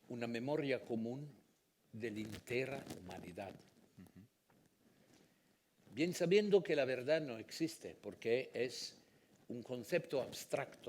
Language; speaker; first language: Spanish; non-native, fluent; Italian